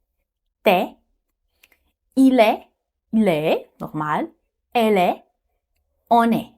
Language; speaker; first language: French; non-native, fluent; Portuguese